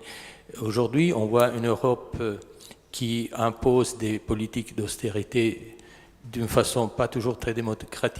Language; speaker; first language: French; non-native, fluent; Italian